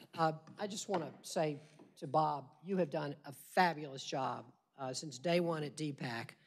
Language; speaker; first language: English; native; English